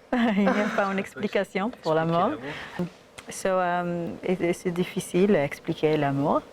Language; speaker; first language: French; non-native, learner; Hebrew